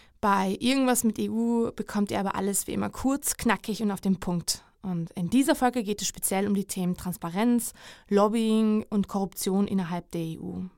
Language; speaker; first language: German; non-native, fluent; Georgian